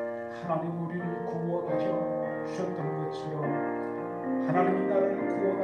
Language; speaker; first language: Korean; native; Korean